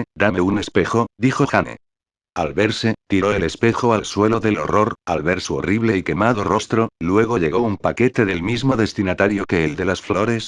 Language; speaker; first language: Spanish; native; Spanish